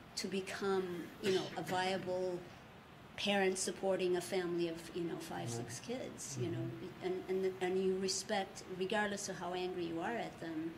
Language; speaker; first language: English; early bilingual, other home language; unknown